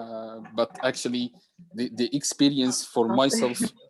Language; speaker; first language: English; non-native, learner; Arabic